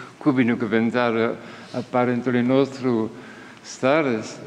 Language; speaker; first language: Romanian; non-native, learner; French